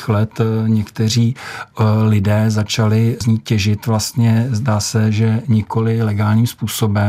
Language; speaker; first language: Czech; native; Czech